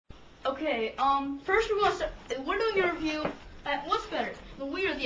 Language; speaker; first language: English; native; English